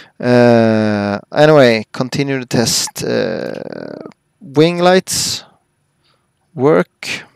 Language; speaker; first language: English; non-native, fluent; Swedish